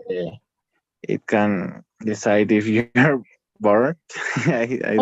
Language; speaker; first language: English; non-native, learner; Spanish